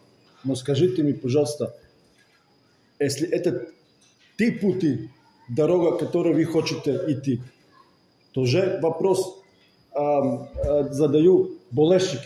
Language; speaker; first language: Russian; non-native, fluent; Serbian